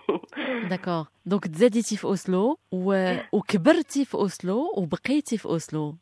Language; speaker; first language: Arabic; native; Arabic